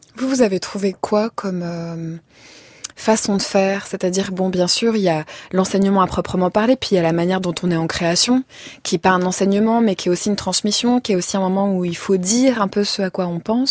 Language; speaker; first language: French; native; French